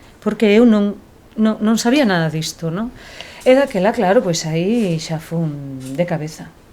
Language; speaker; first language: Galician; non-native, local second language; Spanish